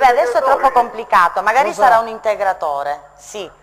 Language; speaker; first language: Italian; native; Italian